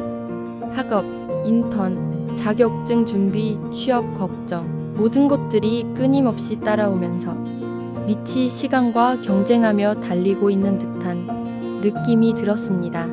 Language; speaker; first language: Korean; non-native, fluent; Vietnamese